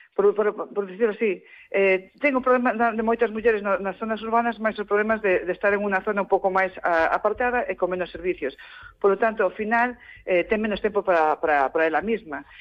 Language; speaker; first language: Galician; non-native, local second language; Spanish